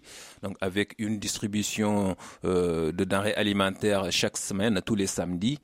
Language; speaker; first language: French; non-native, local second language; Wolof